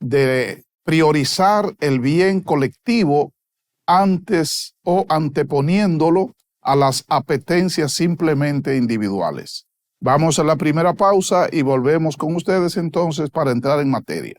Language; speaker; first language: Spanish; native; Spanish